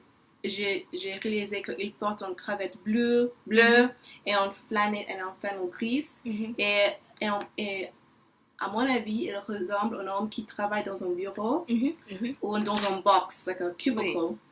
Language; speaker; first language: French; non-native, learner; English